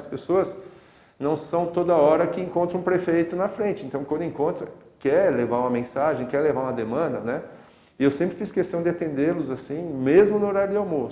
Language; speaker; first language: Portuguese; native; Portuguese